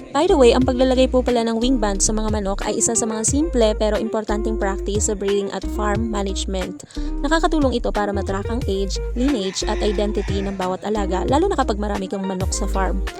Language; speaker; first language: Filipino; non-native, local second language; Bikol